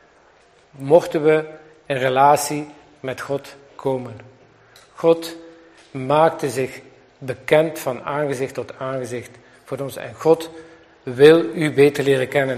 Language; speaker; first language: Dutch; native; Dutch